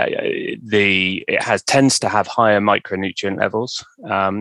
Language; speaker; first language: English; native; English